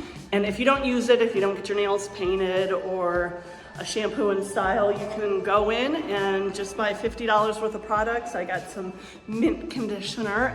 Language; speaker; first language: English; native; English